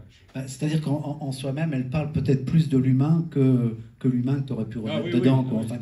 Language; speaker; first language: French; native; French